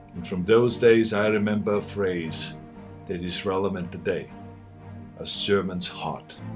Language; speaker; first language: English; non-native, fluent; German